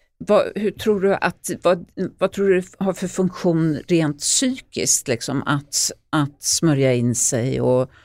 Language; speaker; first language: Swedish; native; Swedish